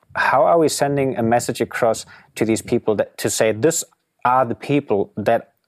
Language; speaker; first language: English; non-native, fluent; German